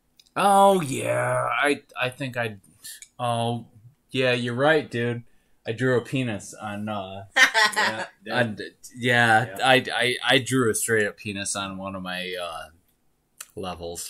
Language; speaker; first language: English; native; English